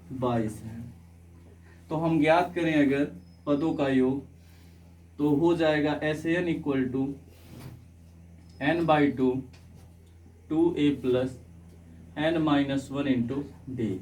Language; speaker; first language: Hindi; native; Hindi